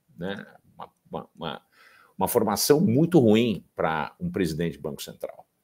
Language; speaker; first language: Portuguese; early bilingual, heritage; Portuguese